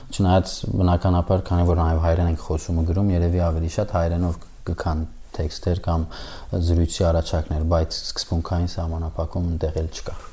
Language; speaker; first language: Armenian; native; Armenian